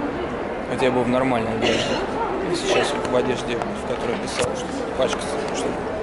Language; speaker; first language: Russian; native; Russian